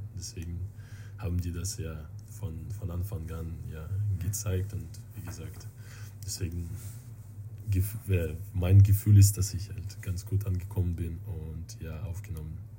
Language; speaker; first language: German; non-native, fluent; Russian